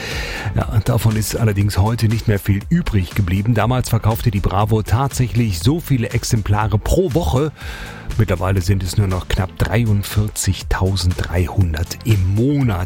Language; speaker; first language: German; native; German